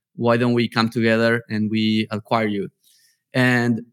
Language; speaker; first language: English; non-native, fluent; Spanish